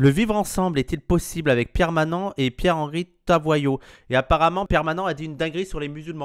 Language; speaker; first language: French; native; French